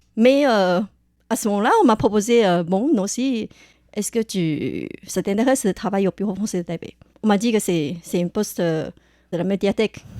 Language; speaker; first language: French; non-native, fluent; Chinese